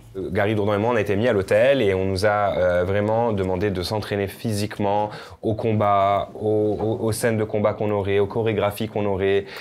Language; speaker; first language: French; native; French